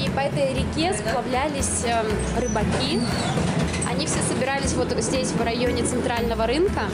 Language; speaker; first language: Russian; native; Russian